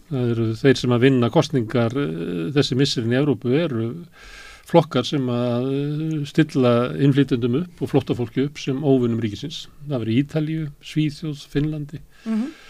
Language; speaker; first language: Icelandic; native; Icelandic